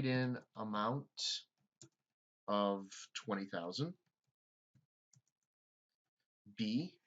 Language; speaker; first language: English; native; English